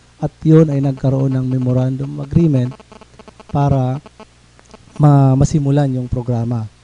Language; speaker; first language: Filipino; non-native, local second language; Bikol